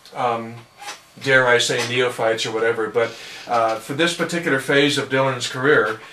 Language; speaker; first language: English; native; English